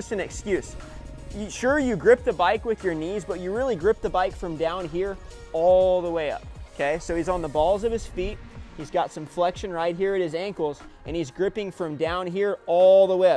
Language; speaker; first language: English; native; English